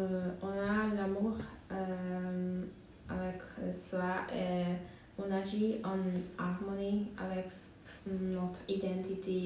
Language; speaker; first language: French; non-native, learner; Hungarian